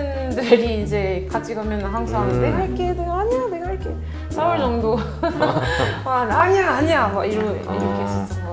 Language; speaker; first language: Korean; non-native, fluent; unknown